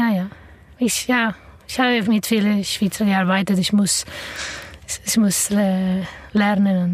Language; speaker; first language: German; non-native, learner; Arabic